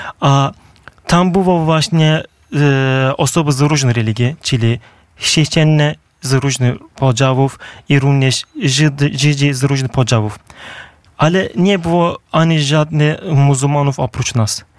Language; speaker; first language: Polish; non-native, fluent; Turkish